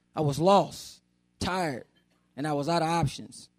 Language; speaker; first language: English; native; English